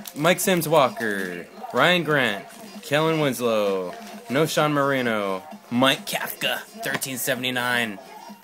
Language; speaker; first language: English; native; English